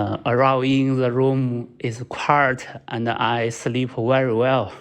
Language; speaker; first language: English; non-native, learner; Chinese